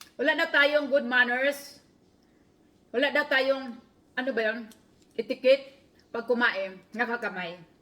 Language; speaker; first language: Filipino; non-native, local second language; Cebuano